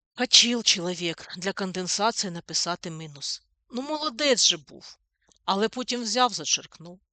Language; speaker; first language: Ukrainian; non-native, local second language; Russian